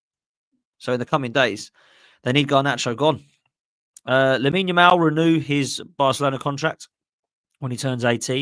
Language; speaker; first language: English; native; English